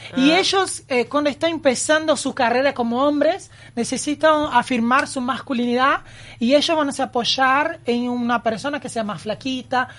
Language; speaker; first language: Spanish; non-native, learner; Portuguese